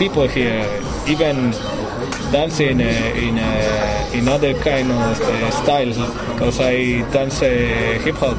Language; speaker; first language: English; non-native, learner; Spanish